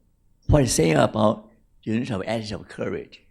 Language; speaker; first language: English; non-native, fluent; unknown